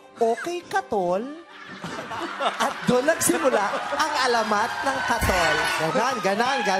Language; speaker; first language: Filipino; native; Filipino